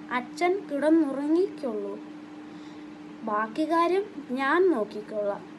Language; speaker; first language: Malayalam; non-native, learner; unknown